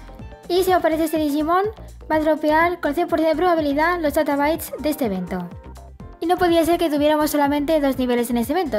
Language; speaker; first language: Spanish; native; Spanish